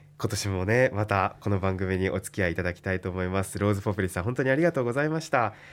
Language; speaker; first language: Japanese; native; Japanese